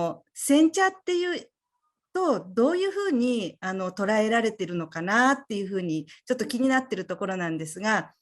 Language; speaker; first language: Japanese; native; Japanese